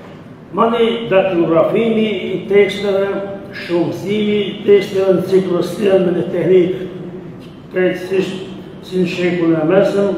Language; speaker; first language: Albanian; native; Albanian